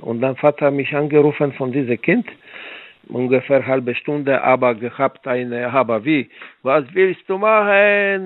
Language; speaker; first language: German; non-native, learner; Polish